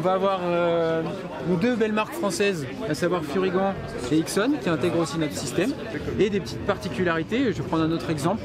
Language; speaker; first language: French; native; French